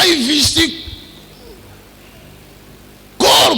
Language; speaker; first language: Portuguese; non-native, learner; Lingala